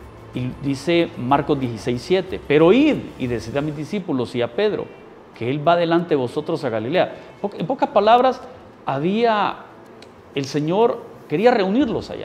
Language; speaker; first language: Spanish; native; Spanish